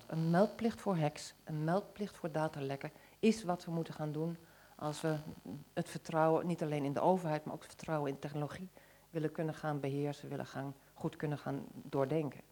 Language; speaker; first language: Dutch; native; Dutch